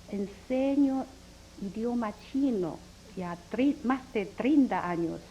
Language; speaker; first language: Spanish; non-native, learner; Chinese